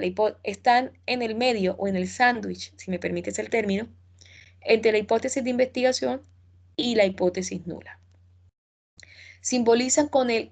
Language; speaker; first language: Spanish; native; Spanish